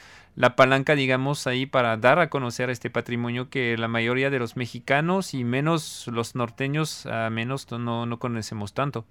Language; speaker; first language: Spanish; non-native, fluent; French